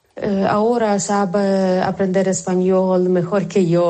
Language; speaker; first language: Spanish; non-native, learner; Ukrainian